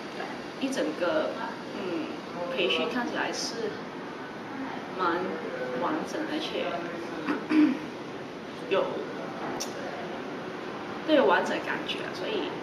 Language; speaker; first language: Chinese; non-native, local second language; Cantonese